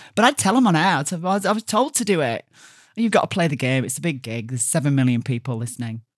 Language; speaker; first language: English; native; English